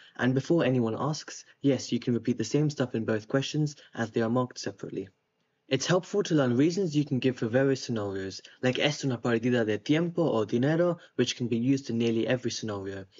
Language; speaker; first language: English; native; English